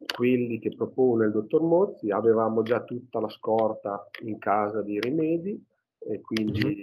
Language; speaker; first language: Italian; native; Italian